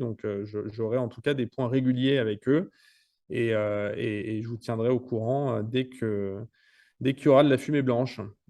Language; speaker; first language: French; native; French